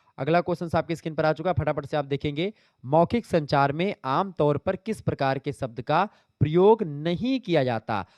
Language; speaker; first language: Hindi; native; Hindi